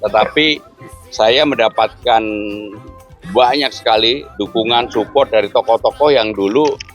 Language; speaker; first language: Indonesian; native; Indonesian